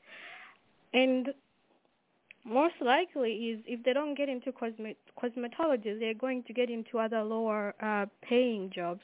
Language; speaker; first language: English; non-native, local second language; Nyanja